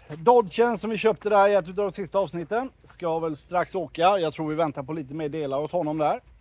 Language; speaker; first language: Swedish; native; Swedish